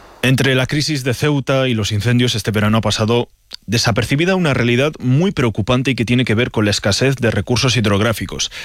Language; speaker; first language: Spanish; native; Spanish